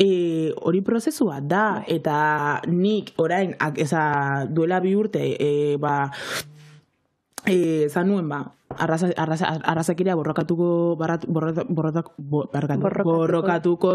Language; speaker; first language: Basque; non-native, local second language; Spanish